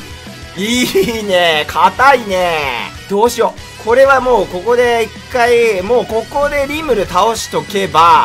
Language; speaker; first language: Japanese; native; Japanese